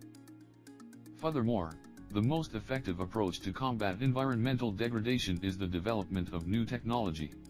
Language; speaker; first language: English; non-native, learner; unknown